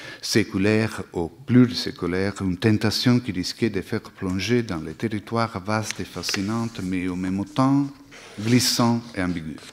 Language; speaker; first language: French; non-native, fluent; Italian